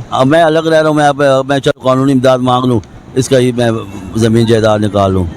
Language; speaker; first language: Urdu; non-native, local second language; Pashto